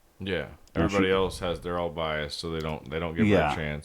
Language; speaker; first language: English; native; English